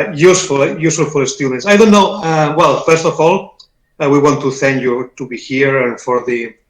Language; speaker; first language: English; non-native, fluent; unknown